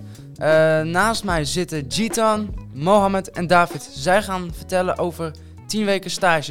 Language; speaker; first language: Dutch; non-native, learner; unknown